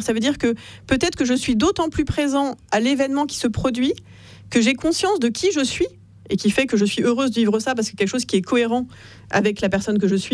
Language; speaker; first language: French; native; French